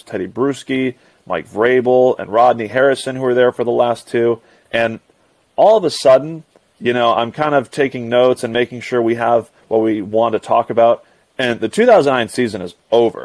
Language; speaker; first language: English; native; English